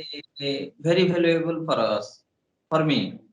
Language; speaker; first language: English; non-native, learner; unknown